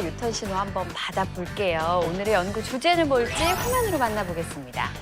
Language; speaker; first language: Korean; native; Korean